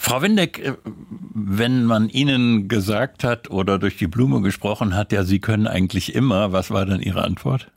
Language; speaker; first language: German; native; German